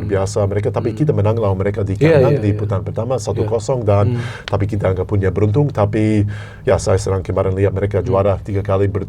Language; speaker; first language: Indonesian; non-native, fluent; English